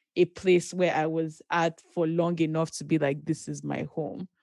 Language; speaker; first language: English; non-native, local second language; Yoruba